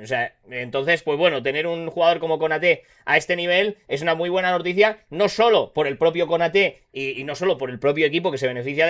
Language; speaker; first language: Spanish; native; Spanish